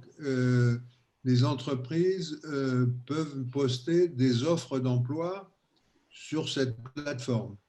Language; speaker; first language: French; native; French